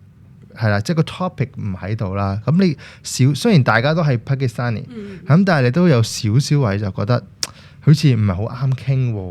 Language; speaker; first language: Cantonese; early bilingual, other home language; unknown